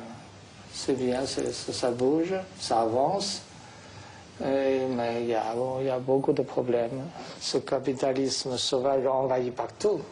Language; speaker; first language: French; non-native, fluent; Chinese